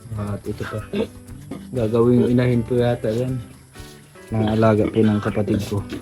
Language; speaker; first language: Filipino; non-native, local second language; Bikol